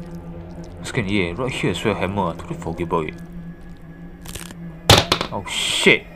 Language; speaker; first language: English; non-native, fluent; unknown